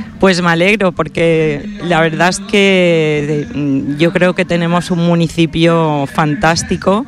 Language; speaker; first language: Spanish; native; Spanish